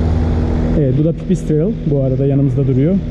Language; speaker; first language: Turkish; native; Turkish